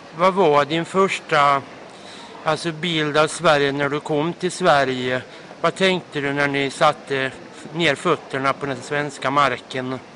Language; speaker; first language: Swedish; native; Swedish